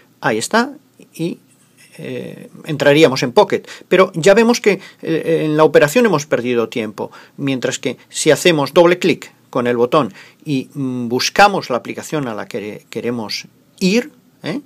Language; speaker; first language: Spanish; native; Spanish